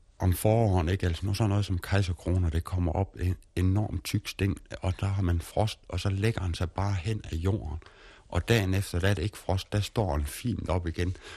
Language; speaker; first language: Danish; native; Danish